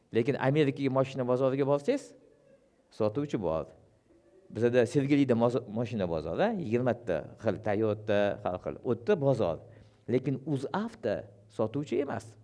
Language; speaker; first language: Uzbek; non-native, local second language; Russian